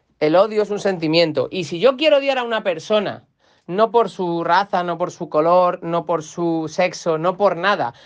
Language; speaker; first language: Spanish; native; Spanish